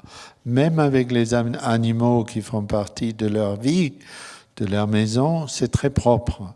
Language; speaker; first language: French; non-native, fluent; German